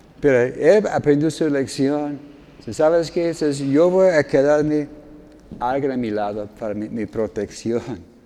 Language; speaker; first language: Spanish; non-native, fluent; English